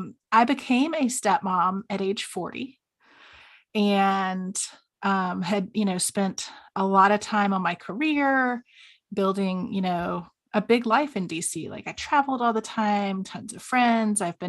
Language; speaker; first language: English; native; English